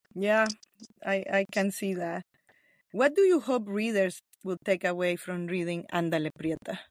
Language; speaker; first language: English; non-native, fluent; Spanish